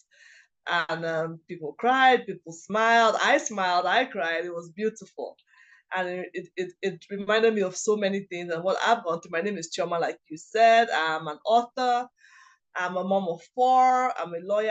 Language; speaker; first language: English; non-native, local second language; Igbo